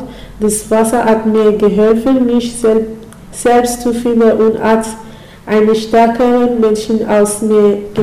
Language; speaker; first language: German; non-native, learner; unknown